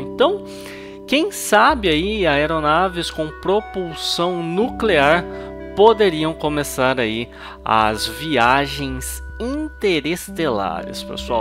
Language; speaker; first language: Portuguese; native; Portuguese